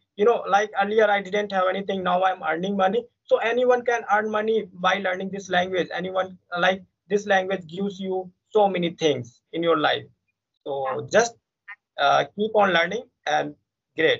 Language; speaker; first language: English; non-native, fluent; Hindi